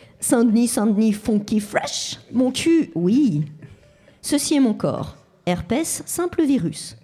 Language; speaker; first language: French; native; French